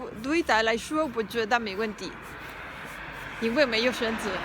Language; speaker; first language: Chinese; non-native, learner; Spanish